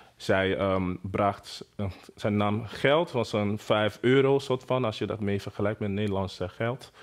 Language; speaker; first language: Dutch; non-native, fluent; Bini